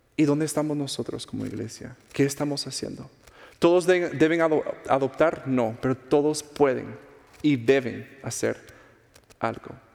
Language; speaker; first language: Spanish; non-native, fluent; English